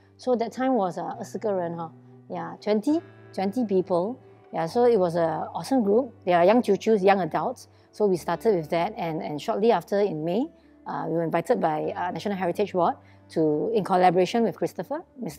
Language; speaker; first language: English; non-native, local second language; Chinese